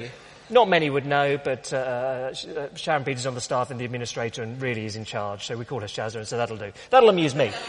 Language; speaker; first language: English; native; English